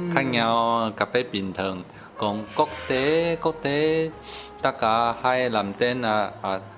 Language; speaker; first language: Vietnamese; non-native, learner; Chinese